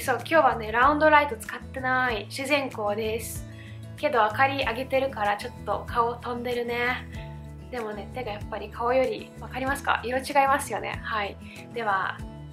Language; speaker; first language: Japanese; non-native, fluent; Russian